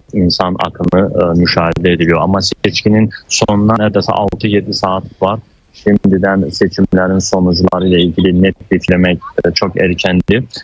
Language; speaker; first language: Turkish; non-native, fluent; Azerbaijani